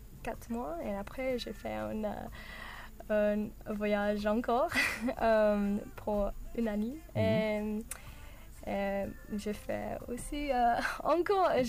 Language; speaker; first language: French; non-native, learner; English